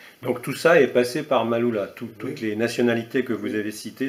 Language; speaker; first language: French; native; French